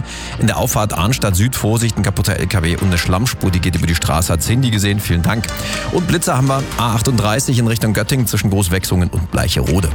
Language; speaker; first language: German; native; German